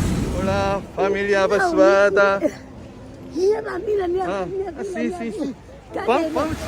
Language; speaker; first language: Portuguese; non-native, learner; Korean